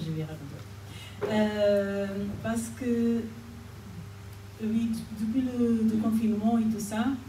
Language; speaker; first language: French; non-native, fluent; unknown